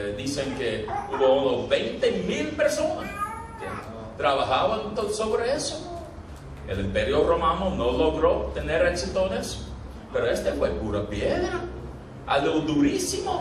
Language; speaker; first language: Spanish; non-native, fluent; English